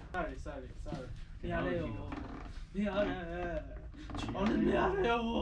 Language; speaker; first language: Korean; non-native, learner; Persian